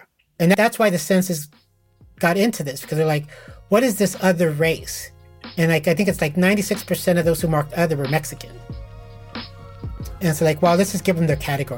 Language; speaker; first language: English; native; English